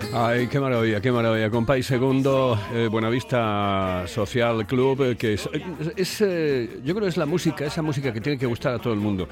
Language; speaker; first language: Spanish; native; Spanish